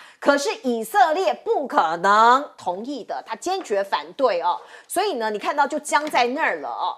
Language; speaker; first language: Chinese; native; Chinese